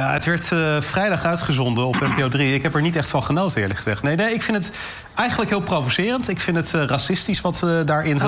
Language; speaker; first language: Dutch; native; Dutch